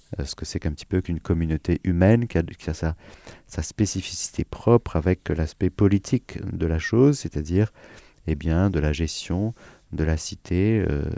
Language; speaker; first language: French; native; French